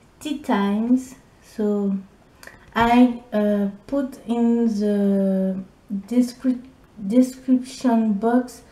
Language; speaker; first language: English; non-native, learner; French